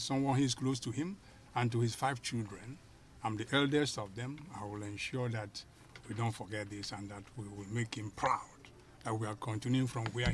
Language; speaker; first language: English; non-native, local second language; Igbo